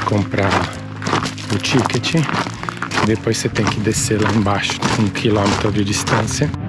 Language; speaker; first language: Portuguese; non-native, fluent; Italian